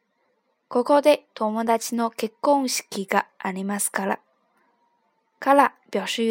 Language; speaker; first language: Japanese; non-native, fluent; Chinese